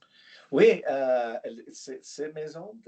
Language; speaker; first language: French; non-native, learner; English